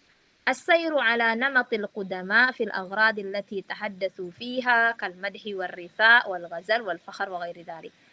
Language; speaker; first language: Arabic; non-native, fluent; Indonesian